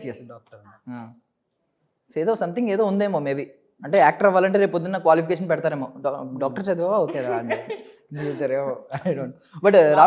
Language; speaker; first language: Telugu; native; Telugu